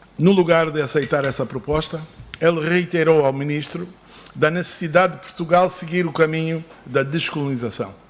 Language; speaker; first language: Portuguese; non-native, fluent; English